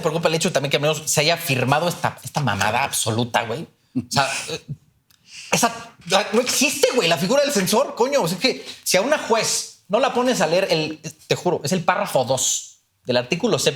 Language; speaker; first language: Spanish; native; Spanish